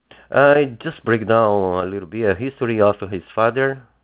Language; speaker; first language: English; non-native, fluent; Portuguese